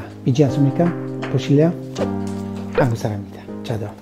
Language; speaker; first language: Korean; non-native, fluent; Italian